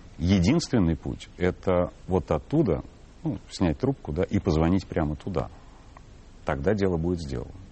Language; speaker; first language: Russian; native; Russian